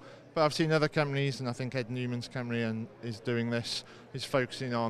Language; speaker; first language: English; native; English